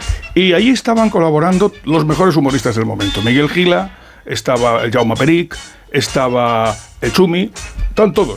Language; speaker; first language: Spanish; native; Spanish